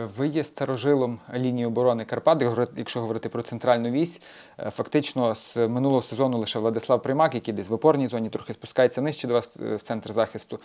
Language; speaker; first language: Ukrainian; native; Ukrainian